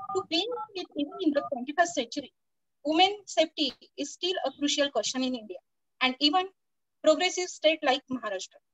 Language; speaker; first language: English; non-native, local second language; Marathi